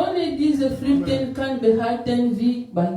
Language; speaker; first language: German; non-native, learner; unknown